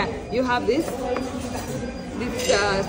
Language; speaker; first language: English; non-native, learner; Arabic